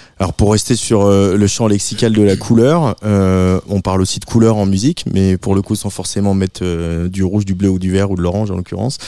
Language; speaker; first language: French; native; French